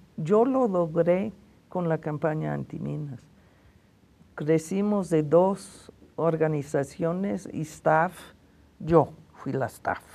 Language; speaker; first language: Spanish; non-native, fluent; English